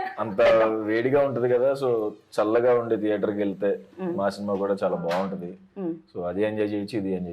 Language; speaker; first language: Telugu; native; Telugu